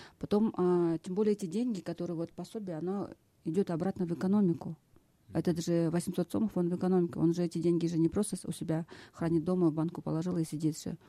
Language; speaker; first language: Russian; non-native, local second language; Kyrgyz